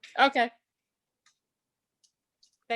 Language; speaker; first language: English; native; English